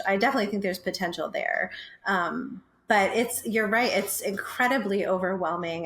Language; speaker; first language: English; native; English